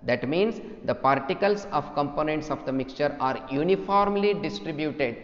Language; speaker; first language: English; non-native, local second language; Kannada